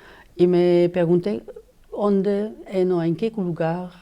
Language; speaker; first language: Spanish; non-native, fluent; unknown